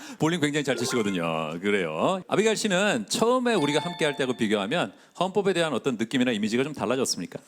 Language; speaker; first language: Korean; native; Korean